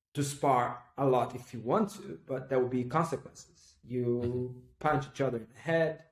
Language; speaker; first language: English; non-native, fluent; Portuguese